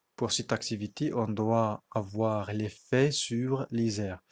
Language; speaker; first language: French; non-native, local second language; Arabic